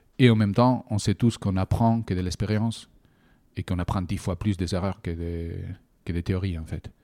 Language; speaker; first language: French; non-native, fluent; Spanish